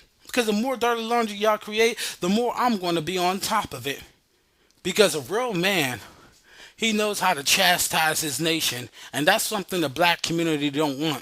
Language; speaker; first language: English; native; English